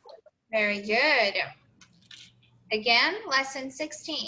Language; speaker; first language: English; non-native, fluent; Portuguese